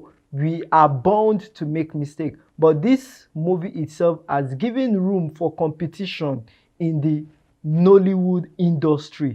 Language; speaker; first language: English; non-native, local second language; Yoruba